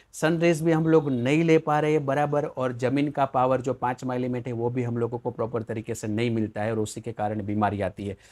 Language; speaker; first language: Hindi; non-native, local second language; Gujarati